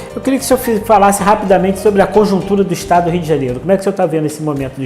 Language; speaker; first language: Portuguese; native; Portuguese